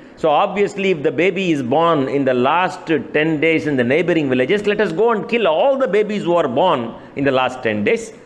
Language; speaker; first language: English; non-native, local second language; Tamil